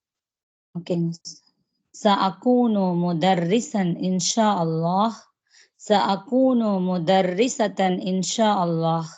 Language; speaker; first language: Arabic; non-native, learner; Tamil